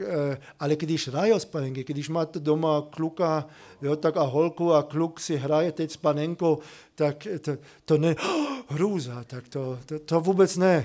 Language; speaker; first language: Czech; non-native, fluent; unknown